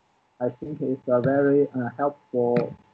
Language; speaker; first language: English; non-native, learner; Chinese